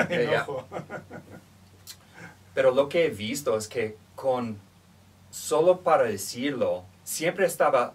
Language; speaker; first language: Spanish; non-native, fluent; English